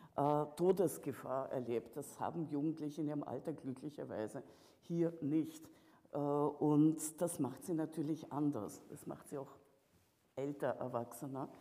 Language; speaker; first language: German; early bilingual, other home language; Russian